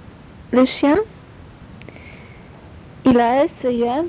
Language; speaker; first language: French; non-native, learner; Polish